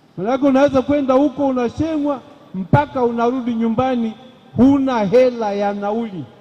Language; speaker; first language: Swahili; native; Swahili